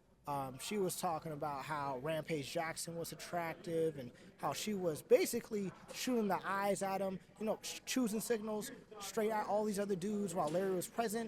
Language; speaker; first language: English; native; English